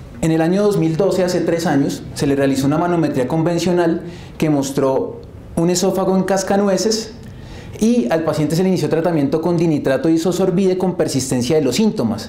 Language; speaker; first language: Spanish; native; Spanish